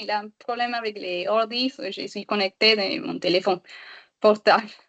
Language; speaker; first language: French; non-native, learner; Spanish